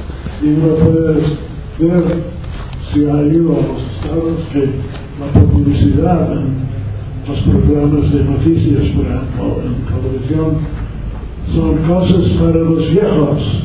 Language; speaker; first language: Spanish; non-native, learner; English